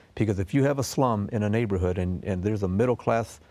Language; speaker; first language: English; native; English